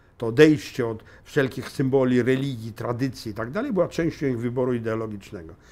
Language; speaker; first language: Polish; native; Polish